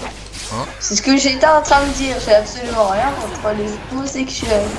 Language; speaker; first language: French; native; French